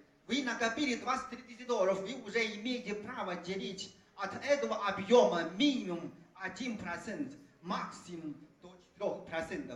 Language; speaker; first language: Russian; non-native, fluent; Chinese